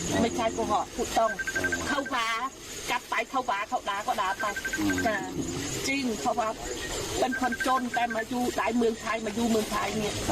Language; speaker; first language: Thai; non-native, learner; Khmer